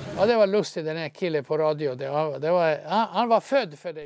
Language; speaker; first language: Swedish; non-native, fluent; Croatian